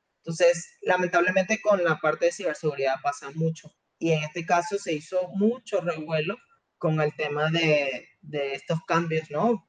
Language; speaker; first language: Spanish; native; Spanish